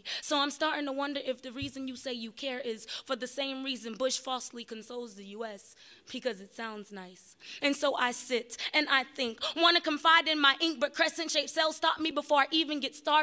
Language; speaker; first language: English; native; English